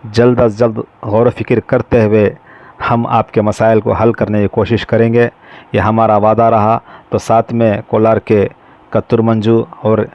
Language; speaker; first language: Urdu; native; Urdu